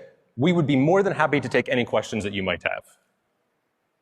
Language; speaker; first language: English; native; English